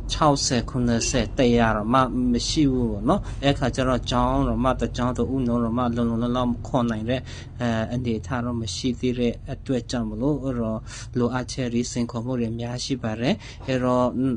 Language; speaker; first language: Burmese; non-native, local second language; S'gaw Karen